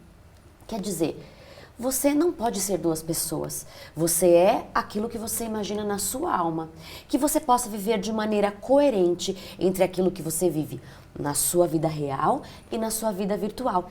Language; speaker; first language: Portuguese; native; Portuguese